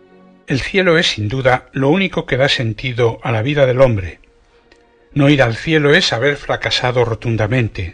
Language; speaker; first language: Spanish; native; Spanish